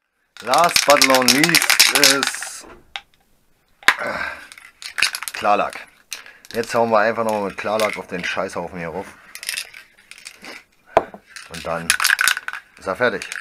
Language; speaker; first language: German; native; German